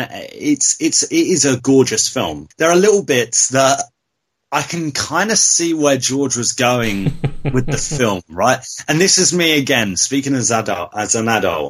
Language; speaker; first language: English; native; English